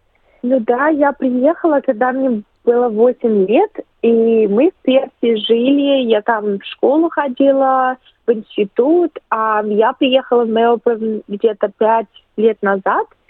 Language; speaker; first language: Russian; early bilingual, other home language; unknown